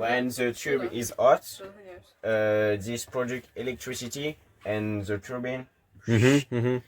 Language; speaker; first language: English; non-native, learner; French